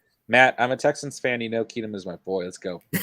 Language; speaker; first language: English; native; English